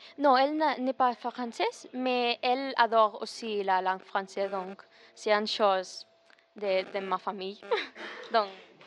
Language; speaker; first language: French; non-native, learner; Catalan